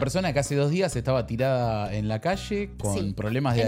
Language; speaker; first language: Spanish; native; Spanish